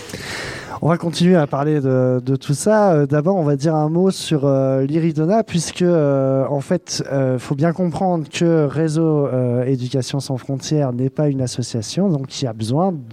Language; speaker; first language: French; native; French